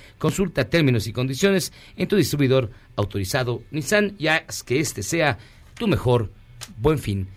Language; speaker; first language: Spanish; native; Spanish